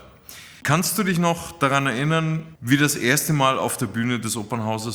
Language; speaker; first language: German; native; German